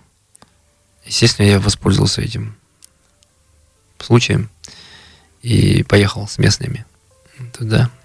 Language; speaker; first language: Russian; native; Russian